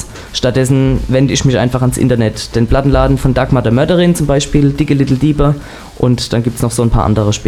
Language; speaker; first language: German; native; German